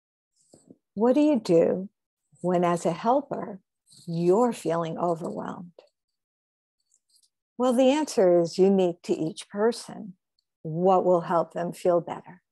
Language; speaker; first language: English; native; English